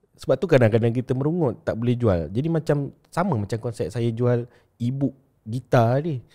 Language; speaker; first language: Malay; native; Malay